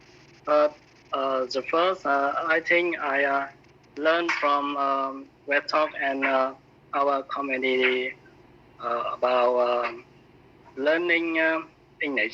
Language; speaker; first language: English; non-native, learner; Vietnamese